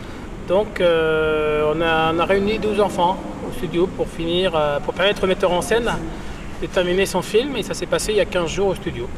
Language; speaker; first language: French; native; French